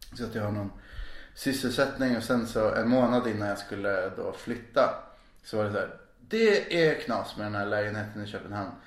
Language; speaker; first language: Swedish; native; Swedish